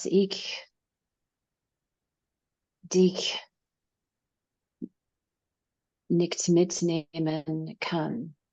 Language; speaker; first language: German; non-native, learner; English